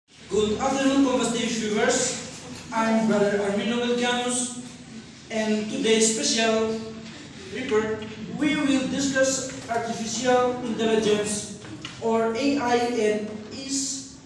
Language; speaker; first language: English; non-native, learner; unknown